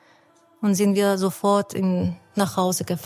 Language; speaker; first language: German; non-native, fluent; Persian